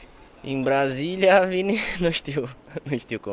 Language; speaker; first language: Romanian; non-native, learner; Portuguese